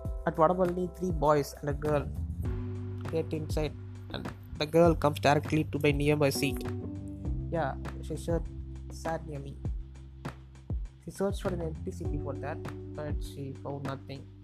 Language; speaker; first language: English; non-native, local second language; Tamil